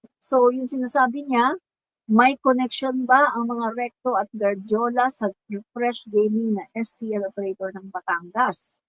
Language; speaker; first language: Filipino; non-native, local second language; Cebuano